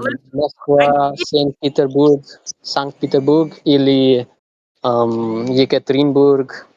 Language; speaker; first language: Russian; non-native, learner; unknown